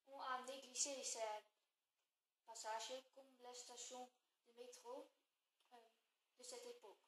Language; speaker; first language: French; non-native, learner; Dutch